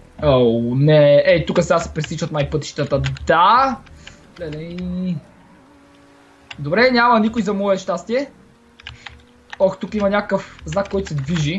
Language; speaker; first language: Bulgarian; native; Bulgarian